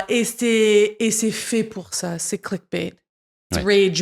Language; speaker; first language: French; non-native, fluent; English